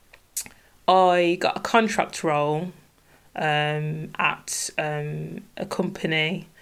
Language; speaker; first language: English; native; English